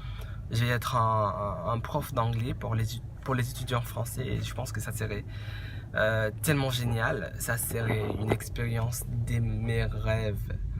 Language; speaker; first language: French; non-native, fluent; English